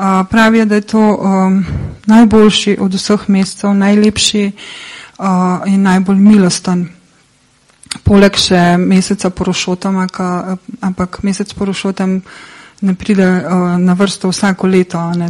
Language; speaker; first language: Slovenian; native; Slovenian